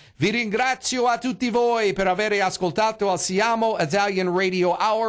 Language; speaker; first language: Italian; early bilingual, heritage; Italian